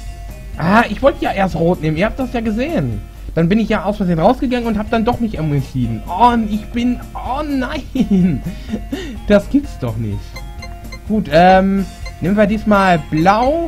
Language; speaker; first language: German; native; German